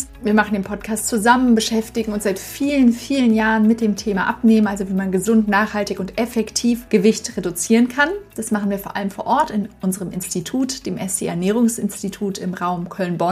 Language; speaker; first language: German; native; German